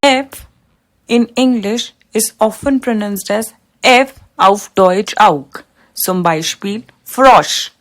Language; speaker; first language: German; non-native, fluent; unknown